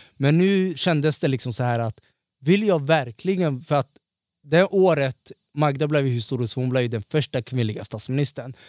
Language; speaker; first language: Swedish; early bilingual, other home language; Somali